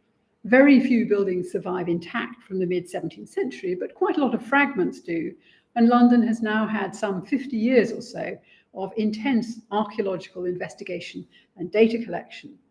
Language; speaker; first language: English; native; English